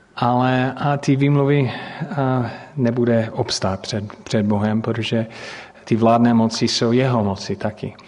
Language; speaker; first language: Czech; non-native, fluent; English